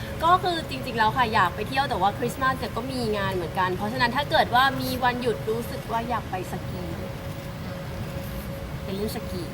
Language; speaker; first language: Thai; native; Thai